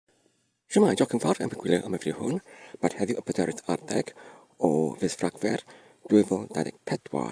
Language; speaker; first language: Welsh; non-native, learner; Polish